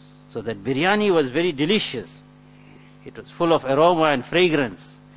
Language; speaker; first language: English; native; English